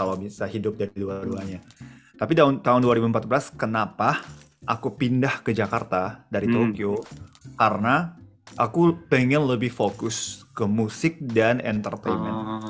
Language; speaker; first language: Indonesian; non-native, fluent; Japanese